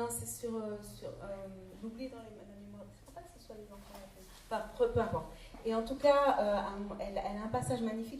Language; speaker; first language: French; native; French